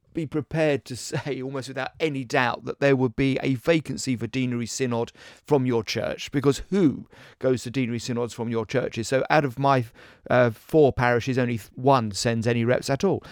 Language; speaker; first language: English; native; English